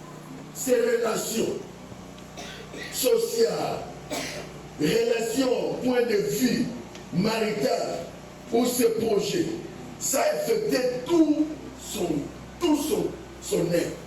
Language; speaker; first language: French; non-native, local second language; Lingala